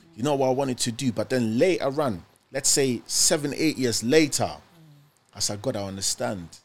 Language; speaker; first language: English; early bilingual, other home language; German